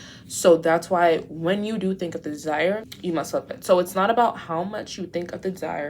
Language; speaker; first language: English; native; English